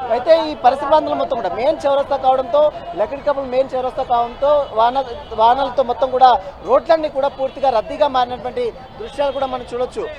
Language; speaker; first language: Telugu; native; Telugu